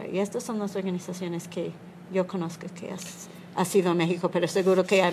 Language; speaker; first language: Spanish; non-native, learner; English